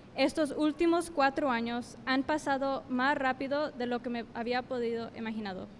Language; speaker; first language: Spanish; early bilingual, heritage; Spanish